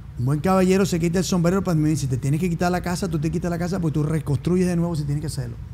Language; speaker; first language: Spanish; native; Spanish